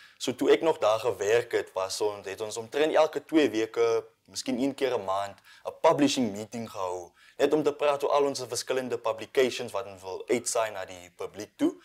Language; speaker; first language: Afrikaans; non-native, local second language; English